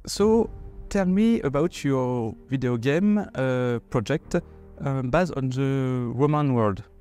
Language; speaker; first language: English; non-native, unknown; French